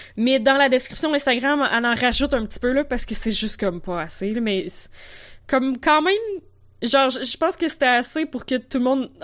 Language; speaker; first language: French; native; French